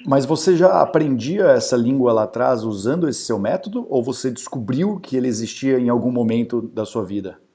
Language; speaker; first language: Portuguese; native; Portuguese